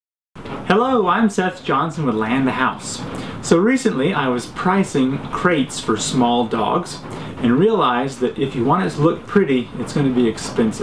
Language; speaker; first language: English; native; English